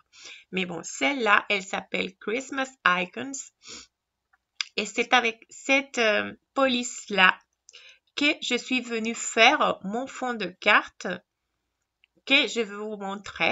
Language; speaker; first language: French; non-native, fluent; Spanish